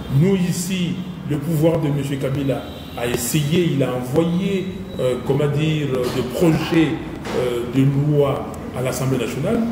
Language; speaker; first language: French; non-native, local second language; Lingala